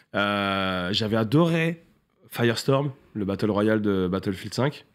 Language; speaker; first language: French; native; French